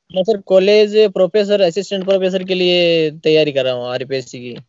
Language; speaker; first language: Hindi; native; Hindi